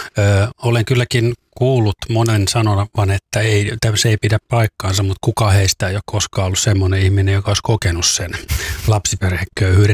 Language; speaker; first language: Finnish; native; Finnish